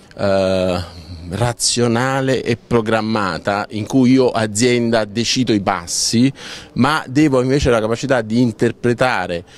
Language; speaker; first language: Italian; native; Italian